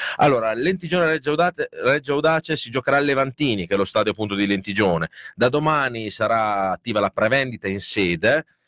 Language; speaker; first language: Italian; non-native, fluent; Spanish